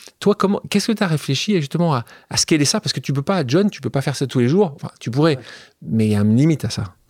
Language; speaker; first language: French; native; French